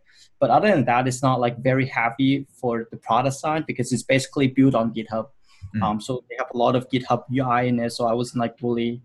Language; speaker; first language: English; non-native, local second language; Cantonese